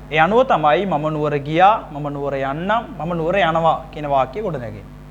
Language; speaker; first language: Sinhala; non-native, local second language; Tamil